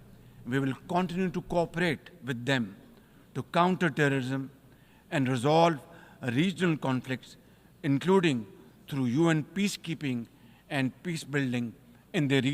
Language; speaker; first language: English; non-native, local second language; Urdu